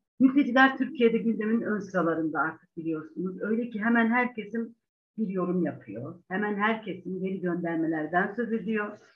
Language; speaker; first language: Turkish; native; Turkish